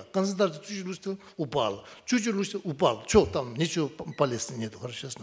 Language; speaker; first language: Russian; non-native, learner; Tibetan